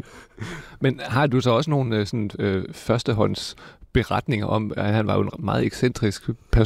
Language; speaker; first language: Danish; native; Danish